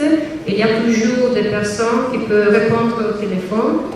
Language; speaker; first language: French; non-native, learner; Italian